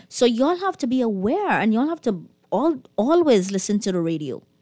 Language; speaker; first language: English; non-native, fluent; Haitian Creole